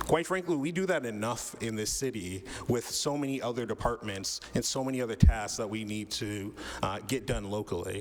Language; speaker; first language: English; native; English